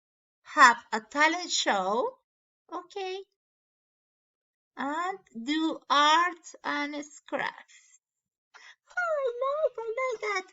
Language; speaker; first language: English; non-native, learner; Spanish